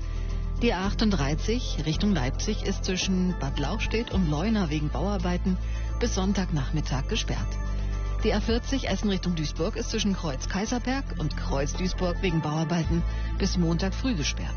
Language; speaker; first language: German; native; German